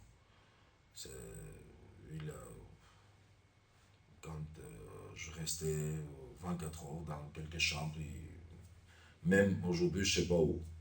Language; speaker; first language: French; non-native, learner; Armenian